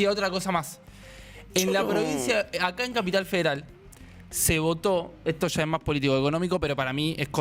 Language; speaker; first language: Spanish; native; Spanish